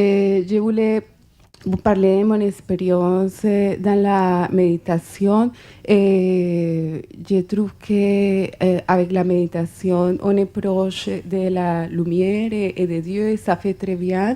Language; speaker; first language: French; non-native, fluent; Spanish